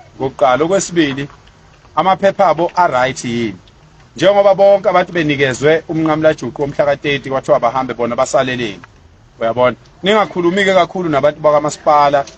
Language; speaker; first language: Zulu; native; Zulu